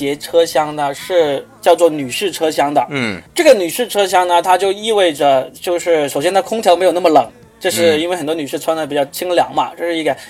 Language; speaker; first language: Chinese; native; Chinese